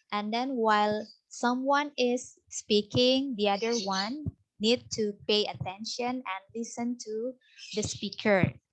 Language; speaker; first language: English; non-native, fluent; Indonesian